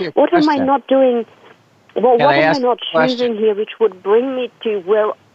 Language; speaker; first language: English; non-native, fluent; Serbian